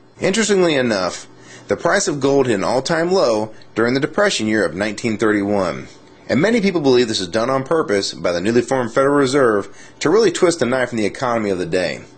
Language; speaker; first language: English; native; English